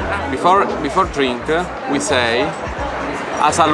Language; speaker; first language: English; non-native, learner; Italian